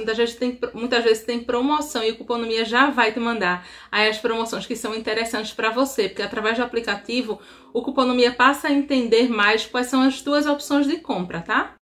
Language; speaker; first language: Portuguese; native; Portuguese